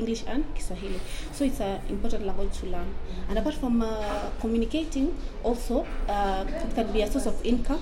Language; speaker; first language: English; non-native, local second language; Swahili